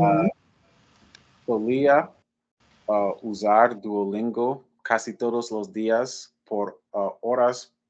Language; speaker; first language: Spanish; non-native, fluent; English